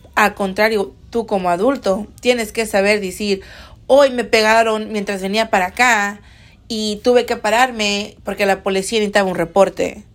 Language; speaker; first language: Spanish; early bilingual, heritage; Spanish